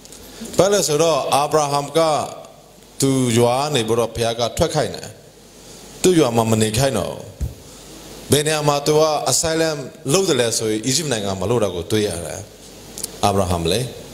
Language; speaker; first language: Burmese; non-native, local second language; Hakha Chin